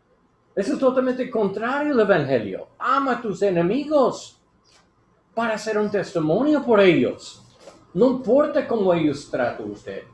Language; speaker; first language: Spanish; non-native, learner; English